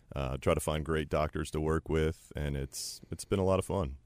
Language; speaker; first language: English; native; English